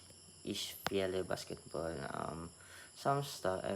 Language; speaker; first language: German; non-native, learner; Filipino